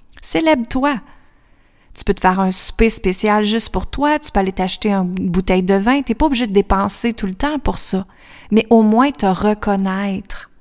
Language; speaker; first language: French; native; French